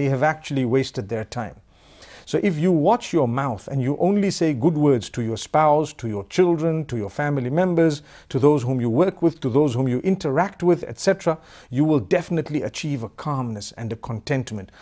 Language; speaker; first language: English; native; English